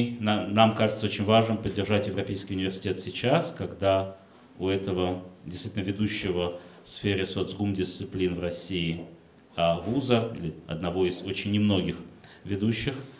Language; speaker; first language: Russian; native; Russian